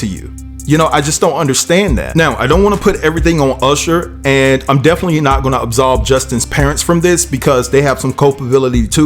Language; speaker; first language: English; native; English